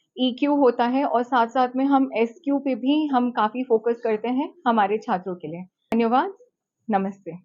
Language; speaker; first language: Hindi; native; Hindi